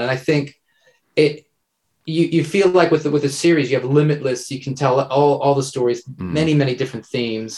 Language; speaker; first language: English; native; English